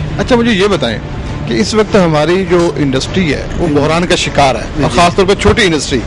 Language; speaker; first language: Urdu; native; Urdu